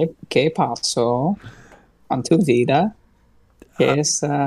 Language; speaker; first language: Spanish; non-native, learner; English